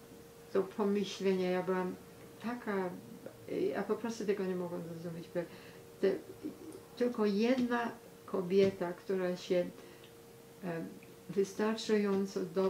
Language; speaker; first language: Polish; early bilingual, heritage; Polish